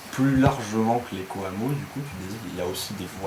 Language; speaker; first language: French; native; French